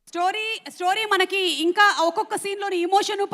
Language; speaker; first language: Telugu; native; Telugu